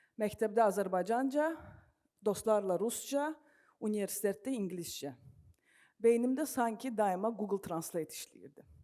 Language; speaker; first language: Azerbaijani; non-native, local second language; Russian